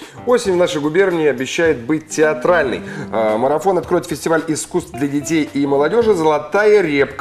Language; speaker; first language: Russian; native; Russian